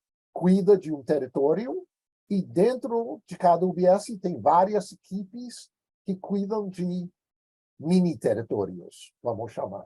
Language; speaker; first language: Portuguese; non-native, fluent; English